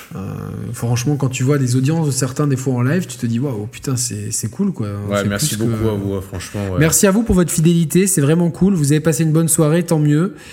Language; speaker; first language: French; native; French